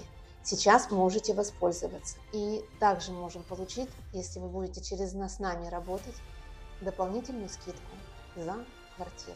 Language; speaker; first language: Russian; non-native, local second language; Kyrgyz